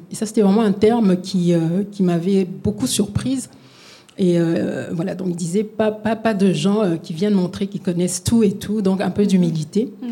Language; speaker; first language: French; non-native, local second language; Lingala